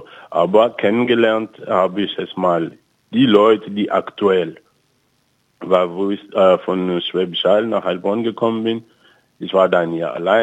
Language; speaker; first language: German; non-native, fluent; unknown